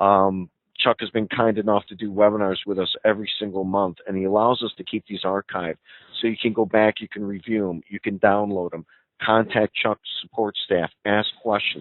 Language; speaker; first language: English; native; English